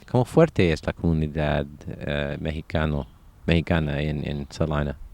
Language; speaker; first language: Spanish; non-native, fluent; English